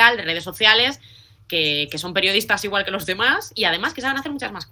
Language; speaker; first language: Spanish; native; Spanish